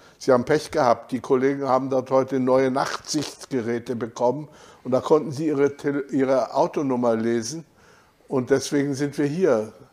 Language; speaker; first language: German; native; German